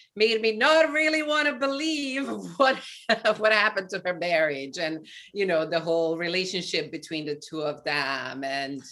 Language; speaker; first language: English; non-native, fluent; Albanian